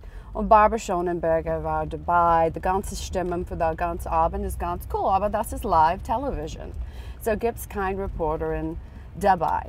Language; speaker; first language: German; non-native, learner; English